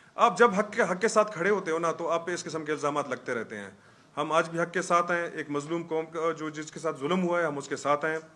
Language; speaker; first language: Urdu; non-native, local second language; Baluchi